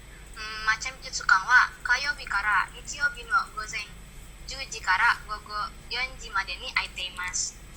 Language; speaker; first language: Japanese; non-native, learner; Indonesian